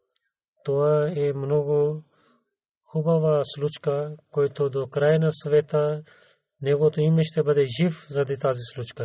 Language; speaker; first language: Bulgarian; non-native, learner; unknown